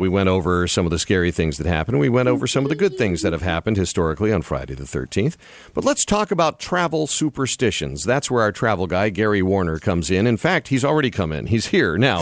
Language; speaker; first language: English; native; English